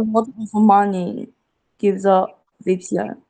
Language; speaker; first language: English; non-native, learner; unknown